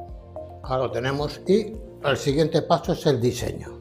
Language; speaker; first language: Spanish; native; Spanish